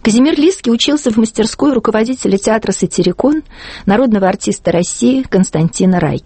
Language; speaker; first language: Russian; native; Russian